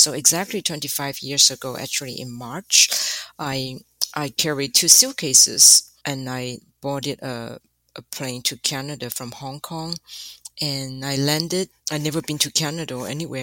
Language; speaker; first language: English; non-native, fluent; Chinese